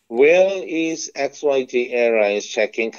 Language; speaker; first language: English; non-native, learner; Korean